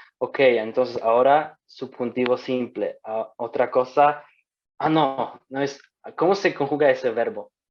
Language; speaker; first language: Spanish; non-native, fluent; Polish